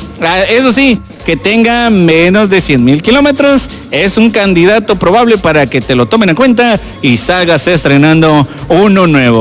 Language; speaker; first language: Spanish; native; Spanish